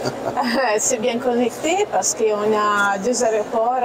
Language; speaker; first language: French; non-native, fluent; Italian